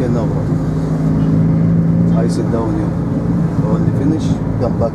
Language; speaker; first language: English; non-native, learner; Arabic